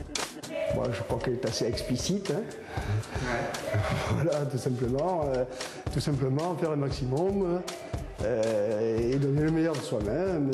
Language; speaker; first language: French; native; French